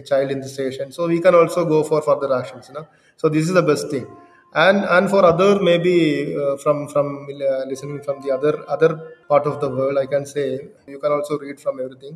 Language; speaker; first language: English; non-native, local second language; Malayalam